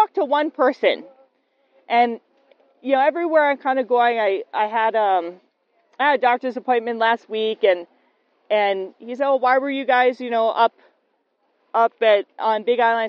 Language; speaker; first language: English; native; English